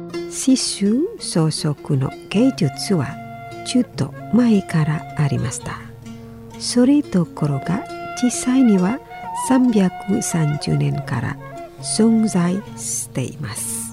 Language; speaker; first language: Japanese; non-native, learner; Indonesian